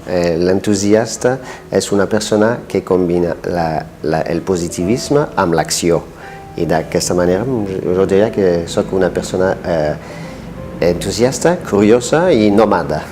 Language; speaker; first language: Catalan; non-native, fluent; French